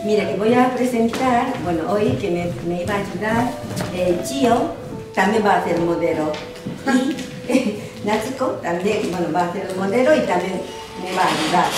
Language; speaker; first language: Spanish; non-native, learner; Japanese